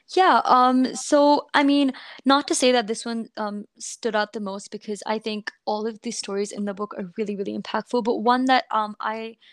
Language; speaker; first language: English; non-native, local second language; Hindi